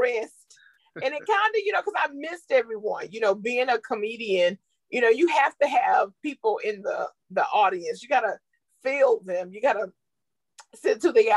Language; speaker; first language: English; native; English